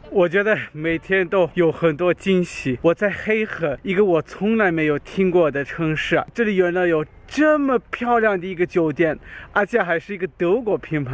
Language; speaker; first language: Chinese; non-native, fluent; German